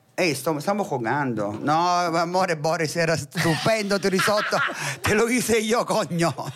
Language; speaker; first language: Spanish; non-native, fluent; Italian